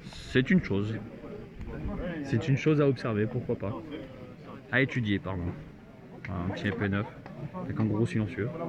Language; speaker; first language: French; native; French